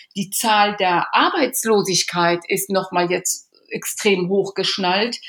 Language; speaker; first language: German; early bilingual, other home language; Persian